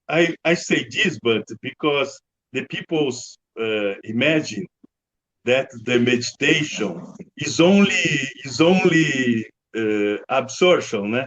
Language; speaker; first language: English; non-native, learner; Portuguese